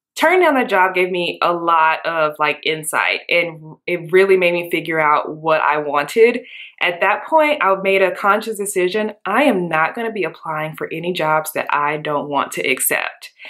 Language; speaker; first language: English; native; English